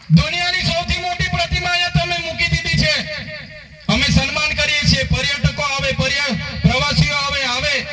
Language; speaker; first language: Gujarati; non-native, local second language; Vasavi